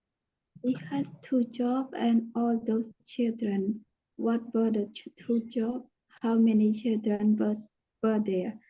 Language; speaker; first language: English; non-native, learner; Khmer